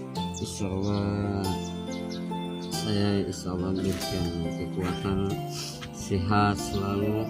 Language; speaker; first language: Indonesian; non-native, local second language; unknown